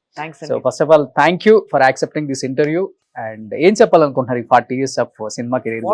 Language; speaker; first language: Telugu; native; Telugu